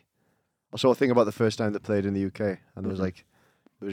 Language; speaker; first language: English; native; English